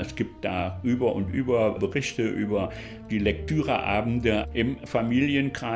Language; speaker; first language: German; native; German